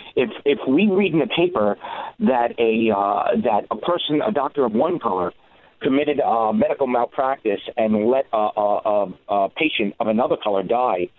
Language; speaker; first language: English; native; English